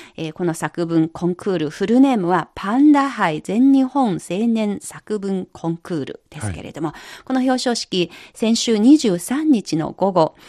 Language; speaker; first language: Japanese; non-native, fluent; Chinese